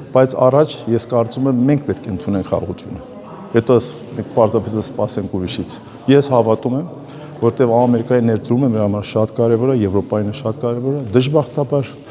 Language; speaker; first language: Armenian; early bilingual, heritage; Armenian